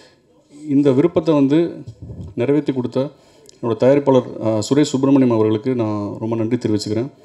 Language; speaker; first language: Tamil; native; Tamil